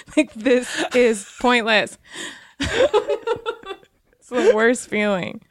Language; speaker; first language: English; native; English